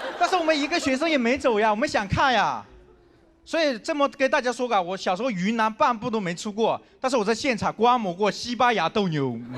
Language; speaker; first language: Chinese; non-native, local second language; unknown